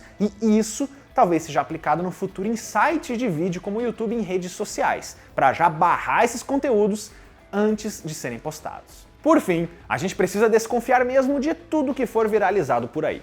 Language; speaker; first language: Portuguese; native; Portuguese